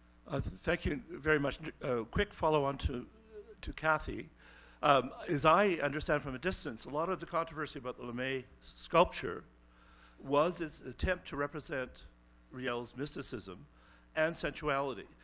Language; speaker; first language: English; native; English